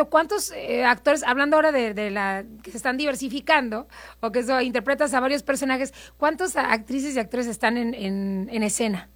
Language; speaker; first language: Spanish; native; Spanish